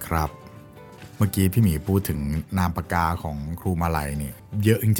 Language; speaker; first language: Thai; native; Thai